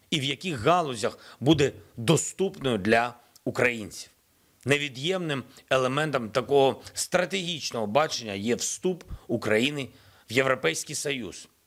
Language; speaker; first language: Ukrainian; non-native, local second language; Russian